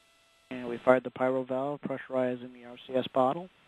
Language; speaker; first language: English; native; English